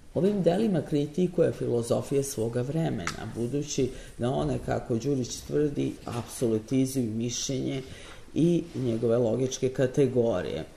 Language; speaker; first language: Serbian; native; Serbian